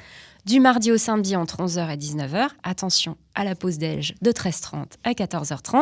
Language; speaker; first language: French; native; French